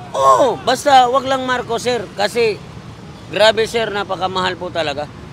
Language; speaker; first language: Filipino; native; Filipino